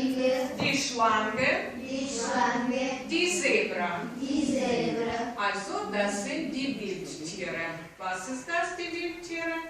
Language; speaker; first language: German; non-native, fluent; Russian